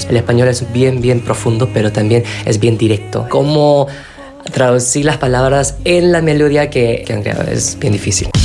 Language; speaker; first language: Spanish; non-native, fluent; Korean